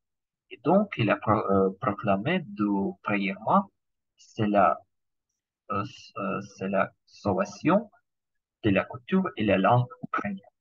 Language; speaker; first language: French; non-native, learner; Ukrainian